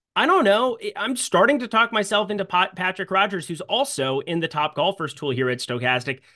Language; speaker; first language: English; native; English